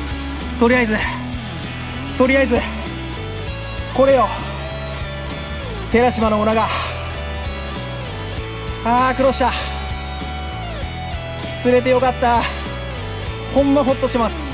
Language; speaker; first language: Japanese; native; Japanese